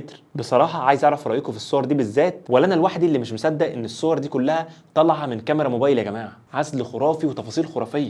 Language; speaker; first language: Arabic; native; Arabic